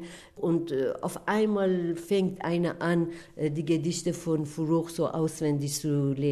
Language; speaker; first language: German; non-native, fluent; Persian